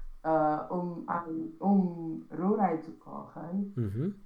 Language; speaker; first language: German; non-native, learner; Romanian